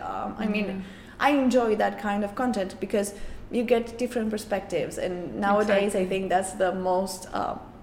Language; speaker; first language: English; non-native, fluent; Spanish